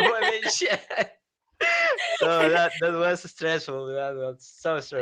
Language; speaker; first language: English; non-native, learner; Spanish